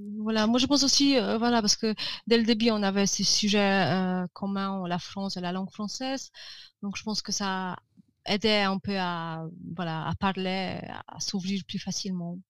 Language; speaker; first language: French; non-native, fluent; Polish